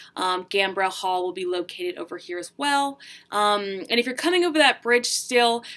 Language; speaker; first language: English; native; English